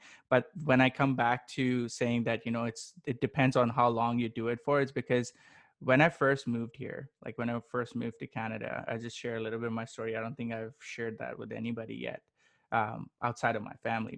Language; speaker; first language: English; non-native, local second language; Urdu